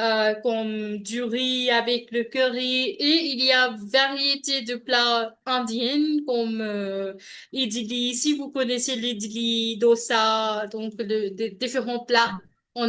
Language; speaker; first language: French; non-native, learner; Punjabi